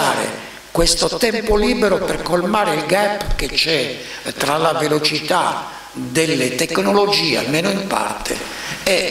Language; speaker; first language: Italian; native; Italian